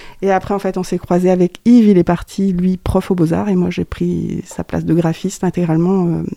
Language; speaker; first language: French; native; French